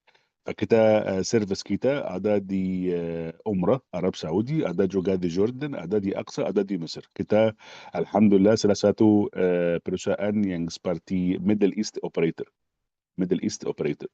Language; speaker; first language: Indonesian; non-native, fluent; Arabic